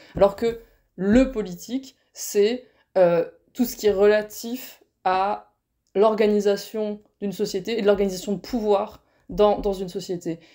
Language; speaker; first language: French; native; French